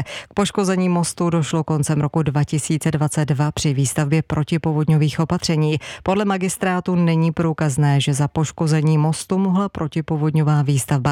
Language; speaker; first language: Czech; native; Czech